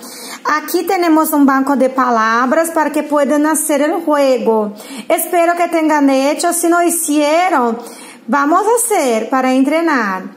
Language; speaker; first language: Spanish; non-native, fluent; Portuguese